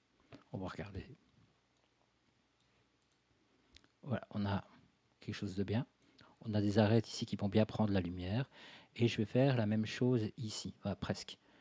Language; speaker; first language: French; native; French